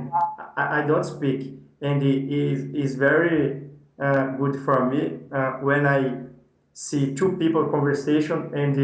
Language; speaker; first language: English; non-native, learner; Portuguese